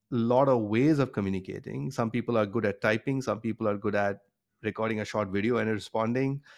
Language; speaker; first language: English; non-native, local second language; Bangla